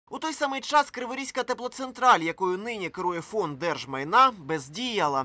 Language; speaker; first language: Ukrainian; native; Ukrainian